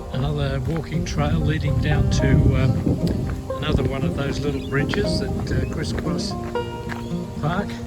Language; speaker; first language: English; native; English